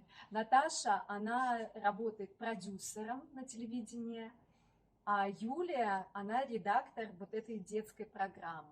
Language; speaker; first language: Russian; native; Russian